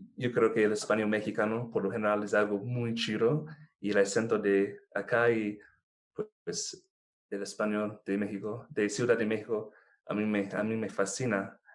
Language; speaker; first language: Spanish; non-native, fluent; English